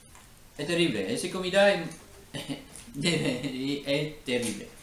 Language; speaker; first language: Spanish; non-native, learner; French